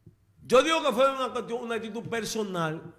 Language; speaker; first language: Spanish; native; Spanish